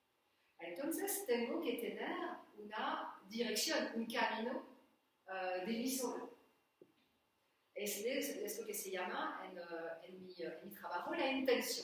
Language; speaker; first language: Spanish; non-native, learner; French